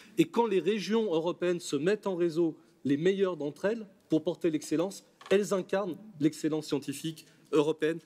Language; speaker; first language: French; native; French